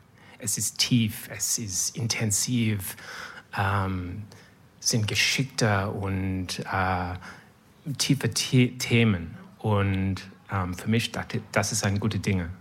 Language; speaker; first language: German; non-native, learner; French